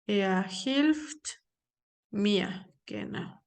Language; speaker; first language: German; non-native, fluent; Spanish